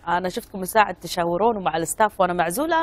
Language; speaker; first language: Arabic; native; Arabic